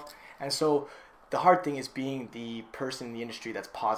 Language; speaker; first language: English; native; English